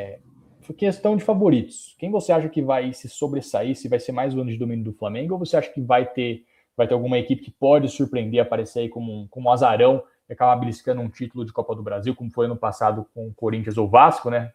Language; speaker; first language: Portuguese; native; Portuguese